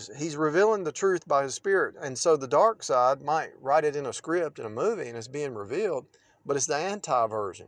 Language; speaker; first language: English; native; English